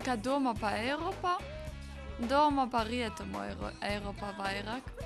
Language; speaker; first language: Latvian; non-native, learner; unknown